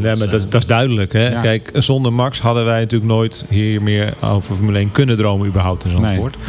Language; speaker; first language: Dutch; native; Dutch